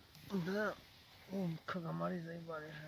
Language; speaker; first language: Russian; non-native, learner; Tajik